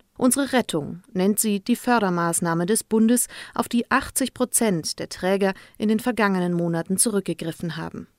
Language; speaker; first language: German; native; German